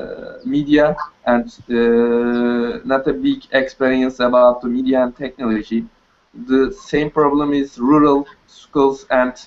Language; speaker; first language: English; non-native, learner; Turkish